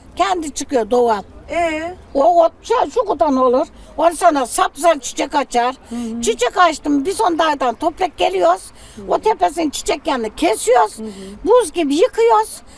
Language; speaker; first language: Turkish; native; Turkish